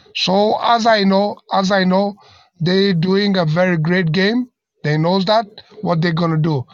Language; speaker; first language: English; non-native, learner; Persian